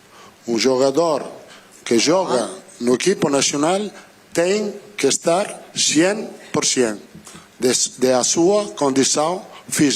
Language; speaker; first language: Portuguese; non-native, learner; Italian